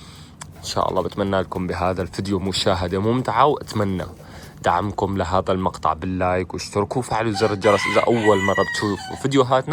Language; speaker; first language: Arabic; native; Arabic